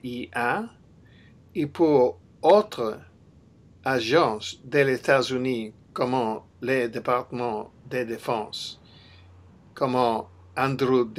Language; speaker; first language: French; non-native, learner; English